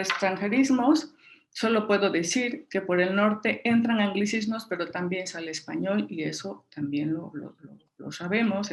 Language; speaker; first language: Spanish; native; Spanish